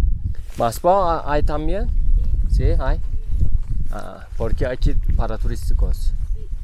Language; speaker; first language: Spanish; non-native, learner; Turkish